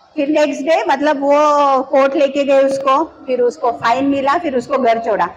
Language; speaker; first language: Hindi; non-native, local second language; Marathi